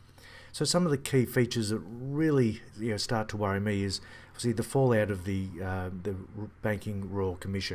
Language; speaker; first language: English; native; English